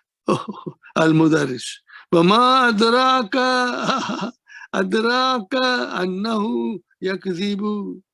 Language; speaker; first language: Arabic; non-native, fluent; Urdu